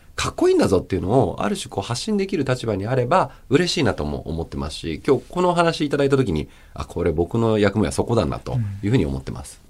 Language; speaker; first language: Japanese; early bilingual, other home language; Chinese